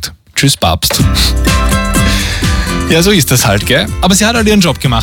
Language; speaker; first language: German; native; German